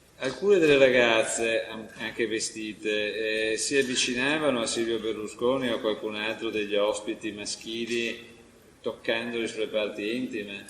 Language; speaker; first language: Italian; native; Italian